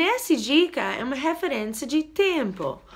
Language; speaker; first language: Portuguese; non-native, fluent; English